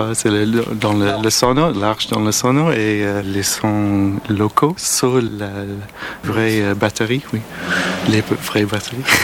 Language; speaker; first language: French; non-native, learner; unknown